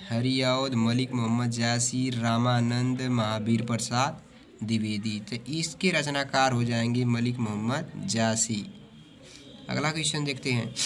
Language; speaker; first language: Hindi; native; Hindi